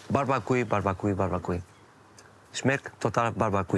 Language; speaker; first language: German; non-native, learner; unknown